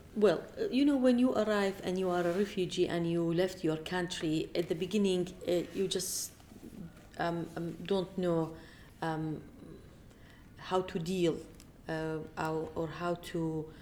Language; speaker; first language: English; non-native, fluent; Arabic